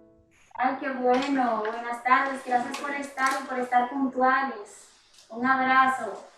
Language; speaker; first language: Spanish; native; Spanish